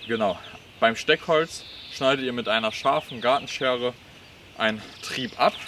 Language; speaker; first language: German; native; German